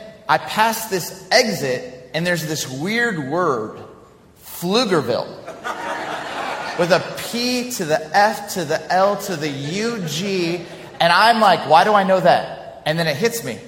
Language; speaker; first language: English; native; English